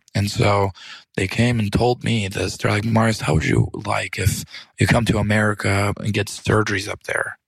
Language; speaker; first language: English; early bilingual, other home language; Romanian